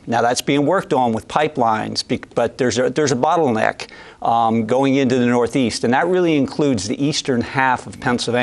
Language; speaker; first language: English; native; English